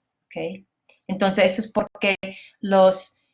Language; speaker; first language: Spanish; non-native, fluent; English